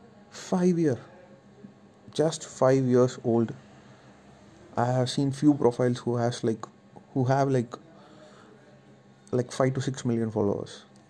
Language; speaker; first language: English; non-native, local second language; Tamil